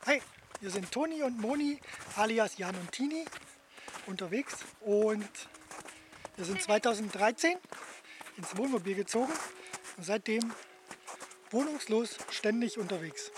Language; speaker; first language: German; native; German